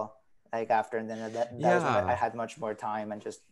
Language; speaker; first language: English; non-native, fluent; Spanish